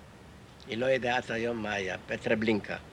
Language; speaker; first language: Hebrew; non-native, learner; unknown